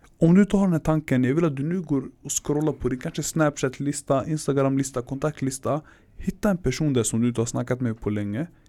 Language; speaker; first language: Swedish; early bilingual, other home language; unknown